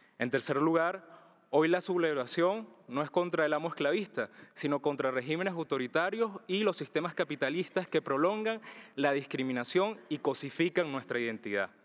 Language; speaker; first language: Spanish; native; Spanish